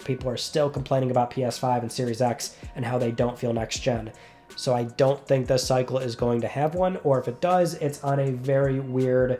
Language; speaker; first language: English; native; English